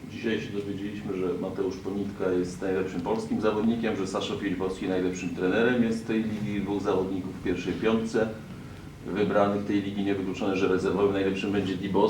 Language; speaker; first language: Polish; native; Polish